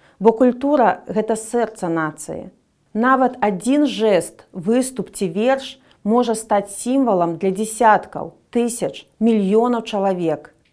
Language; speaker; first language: Belarusian; non-native, local second language; Russian